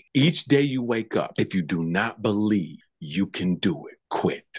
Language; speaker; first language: English; native; English